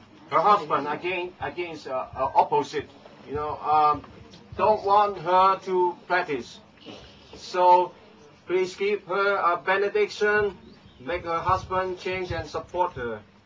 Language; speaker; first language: English; non-native, local second language; Chinese